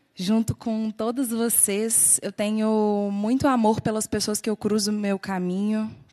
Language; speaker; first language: Portuguese; native; Portuguese